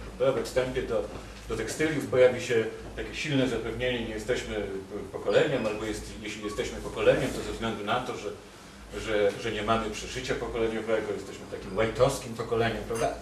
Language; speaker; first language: Polish; native; Polish